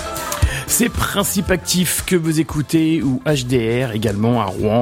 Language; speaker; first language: French; native; French